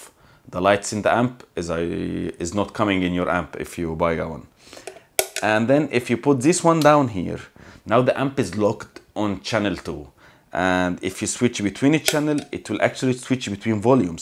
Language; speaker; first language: English; non-native, fluent; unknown